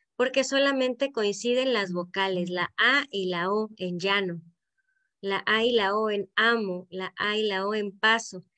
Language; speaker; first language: Spanish; native; Spanish